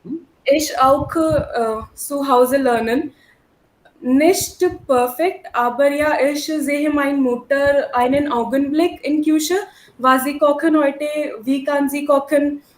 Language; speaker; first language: German; non-native, learner; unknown